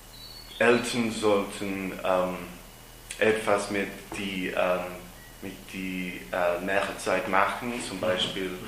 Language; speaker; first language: German; non-native, learner; English